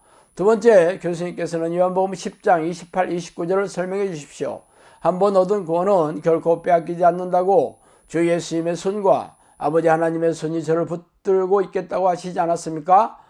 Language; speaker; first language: Korean; native; Korean